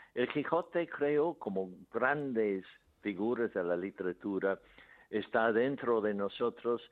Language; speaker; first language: Spanish; non-native, fluent; English